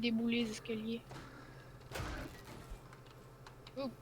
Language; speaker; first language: French; native; French